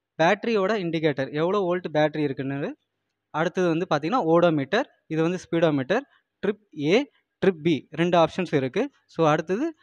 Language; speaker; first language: Tamil; native; Tamil